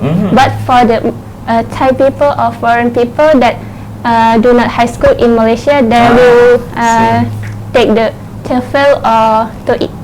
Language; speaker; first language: English; non-native, learner; Thai